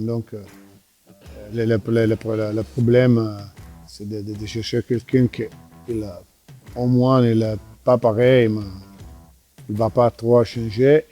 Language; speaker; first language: French; non-native, fluent; Italian